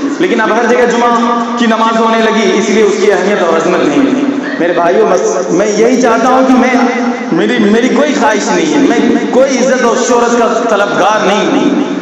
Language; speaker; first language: Urdu; non-native, local second language; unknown